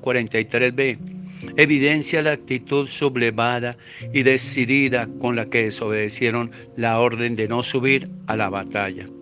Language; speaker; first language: Spanish; native; Spanish